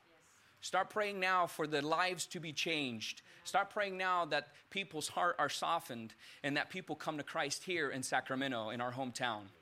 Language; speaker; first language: English; early bilingual, other home language; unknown